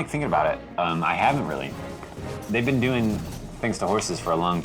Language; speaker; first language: English; native; English